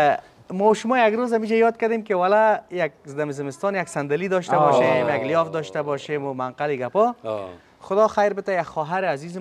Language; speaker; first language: Persian; native; Persian